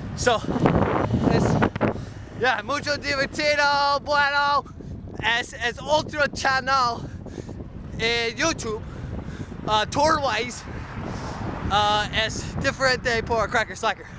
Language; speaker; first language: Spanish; non-native, learner; English